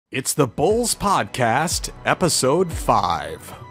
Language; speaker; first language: English; native; English